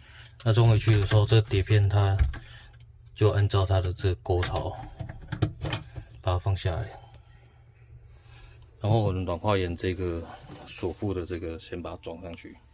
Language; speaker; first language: Chinese; native; Chinese